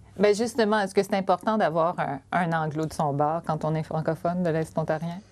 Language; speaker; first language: French; native; French